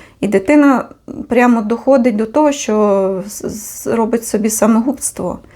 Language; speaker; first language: Ukrainian; native; Ukrainian